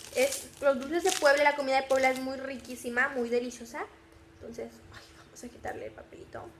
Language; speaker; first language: Spanish; native; Spanish